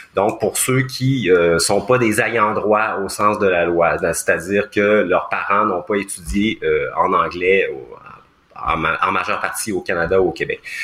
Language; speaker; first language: French; native; French